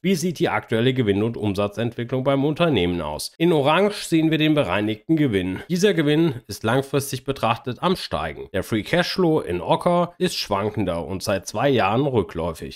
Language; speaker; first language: German; native; German